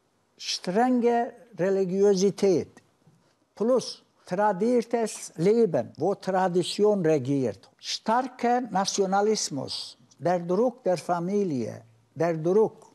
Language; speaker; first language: German; non-native, fluent; Turkish